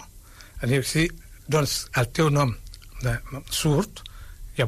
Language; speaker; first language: Catalan; non-native, fluent; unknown